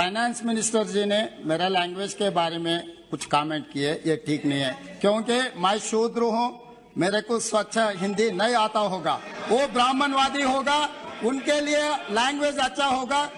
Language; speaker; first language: Hindi; non-native, local second language; Telugu